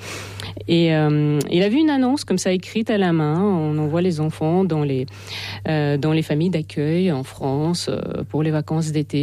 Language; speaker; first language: French; non-native, fluent; Russian